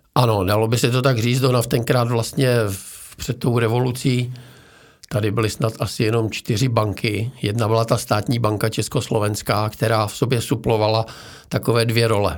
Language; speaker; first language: Czech; native; Czech